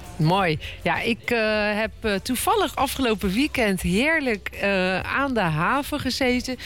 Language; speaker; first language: Dutch; native; Dutch